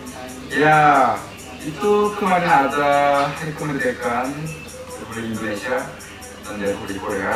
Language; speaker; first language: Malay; non-native, fluent; Korean